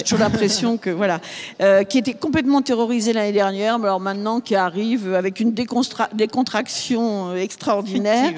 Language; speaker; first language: French; native; French